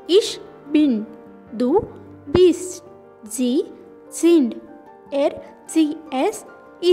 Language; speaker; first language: German; non-native, learner; English